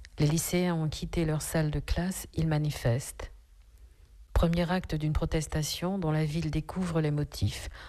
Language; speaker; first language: French; native; French